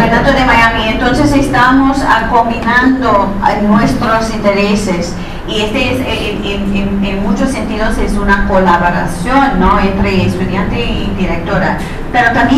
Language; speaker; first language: Spanish; non-native, fluent; English